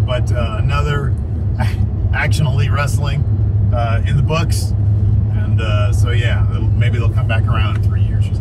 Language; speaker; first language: English; native; English